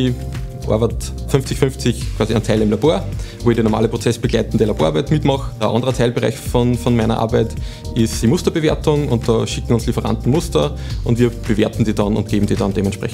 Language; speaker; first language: German; native; German